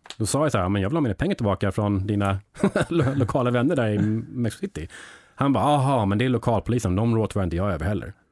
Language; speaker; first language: Swedish; early bilingual, heritage; English